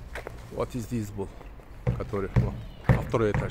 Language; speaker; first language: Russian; non-native, learner; Turkish